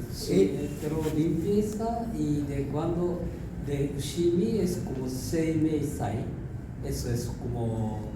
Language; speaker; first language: Spanish; non-native, learner; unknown